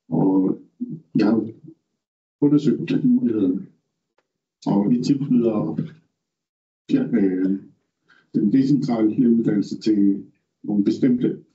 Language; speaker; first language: Danish; non-native, local second language; Kalaallisut